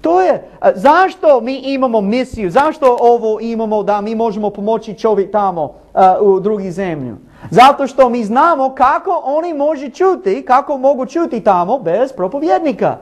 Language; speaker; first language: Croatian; non-native, learner; English